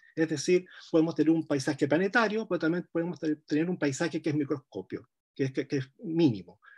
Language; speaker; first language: Spanish; native; Spanish